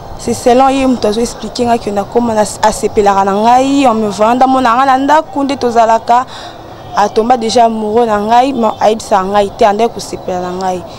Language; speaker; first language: Lingala; non-native, local second language; Luba-Lulua